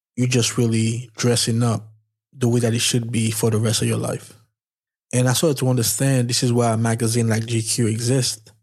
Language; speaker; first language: English; non-native, fluent; Haitian Creole